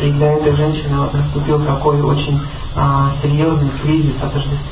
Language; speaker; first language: Russian; native; Russian